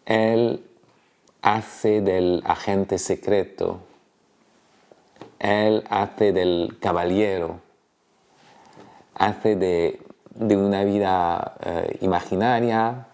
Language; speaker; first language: Spanish; non-native, fluent; French